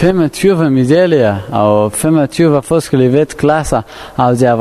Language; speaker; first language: Danish; non-native, fluent; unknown